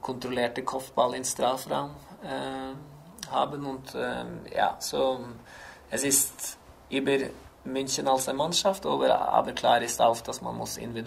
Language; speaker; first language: German; non-native, learner; Norwegian